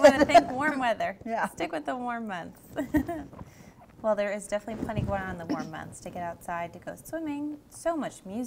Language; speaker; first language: English; native; English